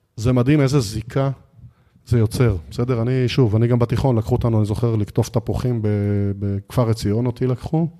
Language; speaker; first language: Hebrew; native; Hebrew